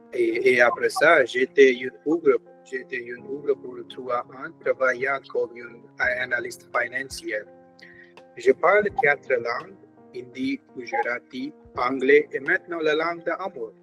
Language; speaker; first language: French; non-native, learner; Hindi